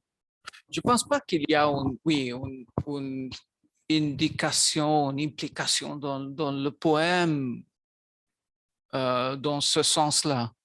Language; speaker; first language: French; non-native, learner; Maltese